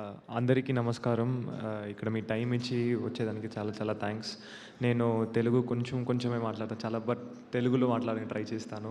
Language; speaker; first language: Telugu; non-native, learner; Tamil